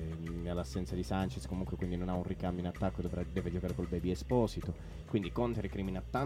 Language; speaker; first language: Italian; native; Italian